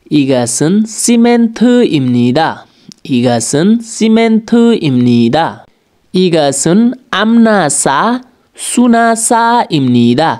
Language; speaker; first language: Korean; non-native, learner; Nepali